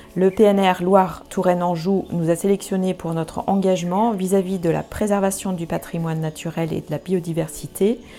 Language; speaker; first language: French; non-native, fluent; German